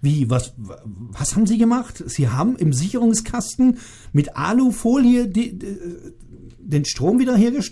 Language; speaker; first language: German; native; German